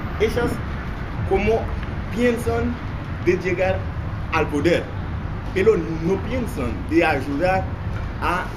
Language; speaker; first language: Spanish; non-native, fluent; Haitian Creole